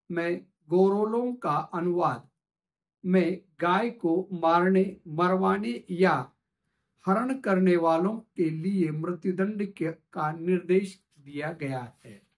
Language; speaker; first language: Hindi; non-native, local second language; Marathi